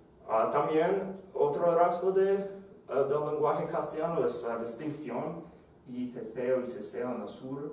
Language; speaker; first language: Spanish; non-native, fluent; English